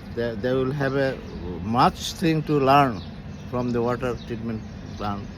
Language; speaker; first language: English; non-native, local second language; Bangla